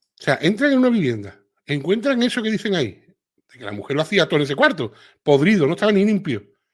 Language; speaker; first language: Spanish; native; Spanish